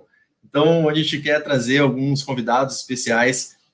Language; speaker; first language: Portuguese; native; Portuguese